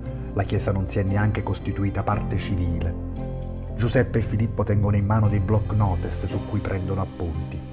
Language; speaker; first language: Italian; native; Italian